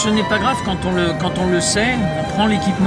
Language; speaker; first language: French; native; French